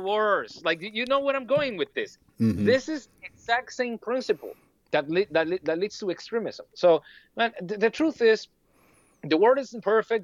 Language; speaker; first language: English; non-native, fluent; Spanish